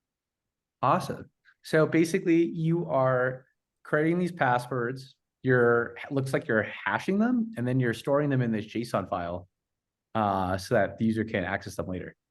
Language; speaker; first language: English; native; English